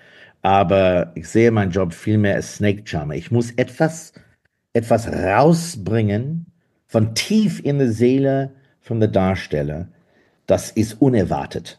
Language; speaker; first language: German; non-native, fluent; English